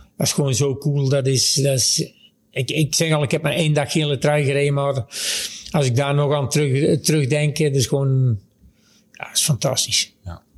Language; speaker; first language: Dutch; native; Dutch